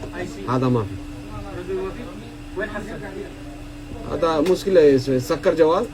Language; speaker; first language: Arabic; non-native, learner; Bangla